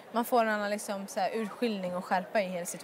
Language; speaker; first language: Swedish; native; Swedish